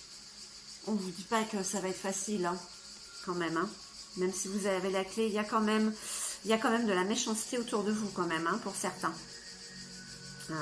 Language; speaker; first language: French; native; French